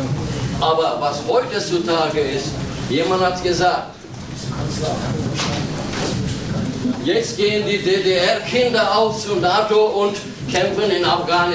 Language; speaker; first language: German; non-native, fluent; Turkish